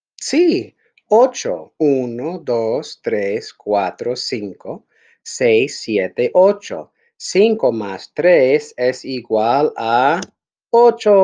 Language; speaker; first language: Spanish; non-native, fluent; English